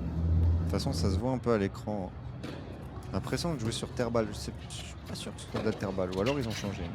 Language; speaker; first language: French; native; French